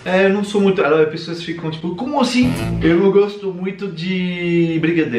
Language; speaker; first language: Portuguese; non-native, fluent; French